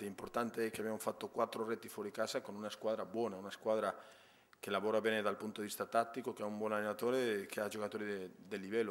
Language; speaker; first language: Italian; non-native, fluent; Spanish